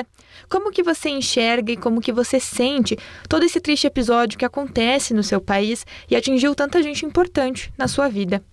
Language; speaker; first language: Portuguese; native; Portuguese